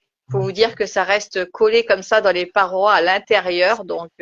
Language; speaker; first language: French; native; French